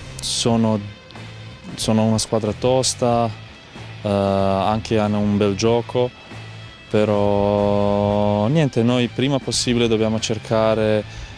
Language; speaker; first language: Italian; non-native, fluent; Croatian